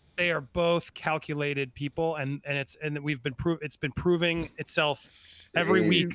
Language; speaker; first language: English; native; English